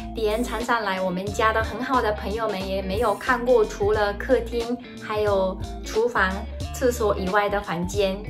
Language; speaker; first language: Chinese; non-native, fluent; Japanese